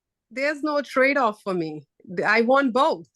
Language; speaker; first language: English; native; English